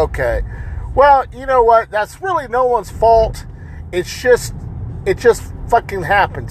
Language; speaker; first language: English; native; English